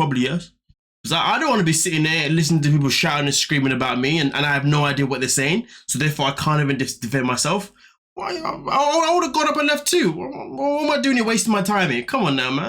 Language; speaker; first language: English; native; English